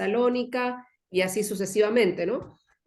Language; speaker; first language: Spanish; native; Spanish